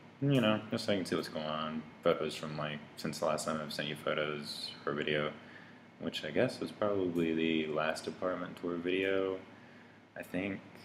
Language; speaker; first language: English; native; English